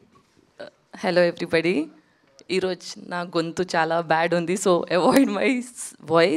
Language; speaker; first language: Telugu; non-native, local second language; Hindi